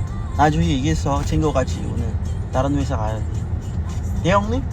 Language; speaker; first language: Korean; non-native, learner; Filipino